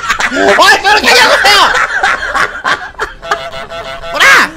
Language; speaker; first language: Japanese; native; Japanese